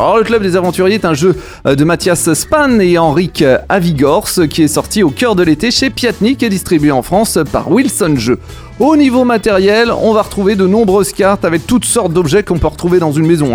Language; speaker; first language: French; native; French